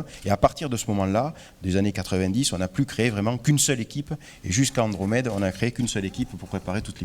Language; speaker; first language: French; native; French